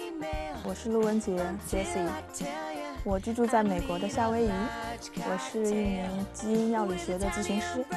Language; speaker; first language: Chinese; native; Chinese